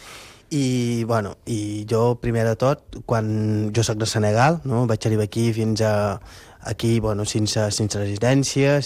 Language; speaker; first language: Catalan; non-native, fluent; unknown